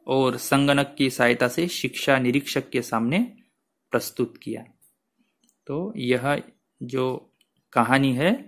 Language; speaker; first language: Hindi; non-native, local second language; Marathi